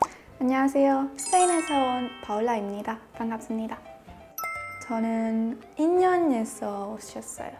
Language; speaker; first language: Korean; non-native, learner; Spanish